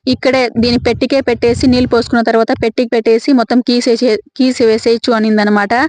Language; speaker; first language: Telugu; native; Telugu